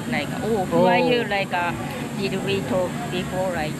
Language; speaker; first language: English; non-native, learner; Japanese